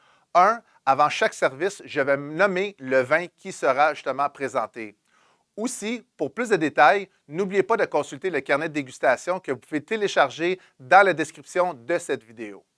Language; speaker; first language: French; native; French